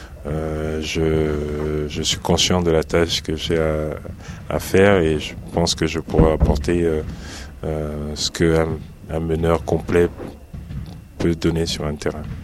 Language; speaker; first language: French; native; French